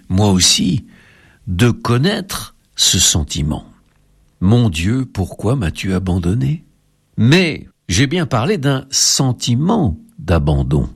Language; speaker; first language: French; native; French